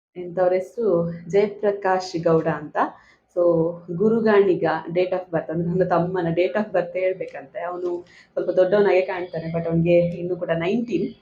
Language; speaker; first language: Kannada; non-native, local second language; Tulu